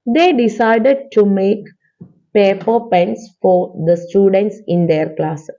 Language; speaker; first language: English; non-native, local second language; Malayalam